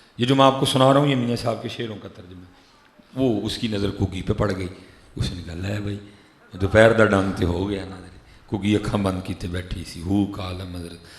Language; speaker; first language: Urdu; non-native, local second language; Punjabi